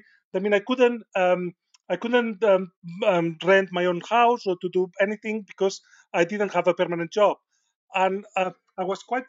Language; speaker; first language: English; non-native, fluent; Spanish